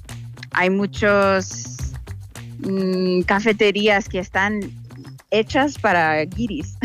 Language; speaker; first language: Spanish; non-native, fluent; English